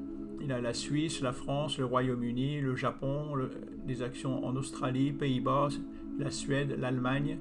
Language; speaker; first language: French; native; French